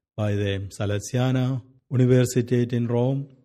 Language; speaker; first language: German; non-native, fluent; Malayalam